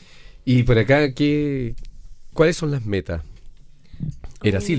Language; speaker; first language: Spanish; native; Spanish